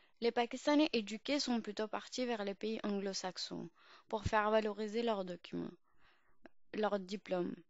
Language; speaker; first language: French; early bilingual, other home language; Urdu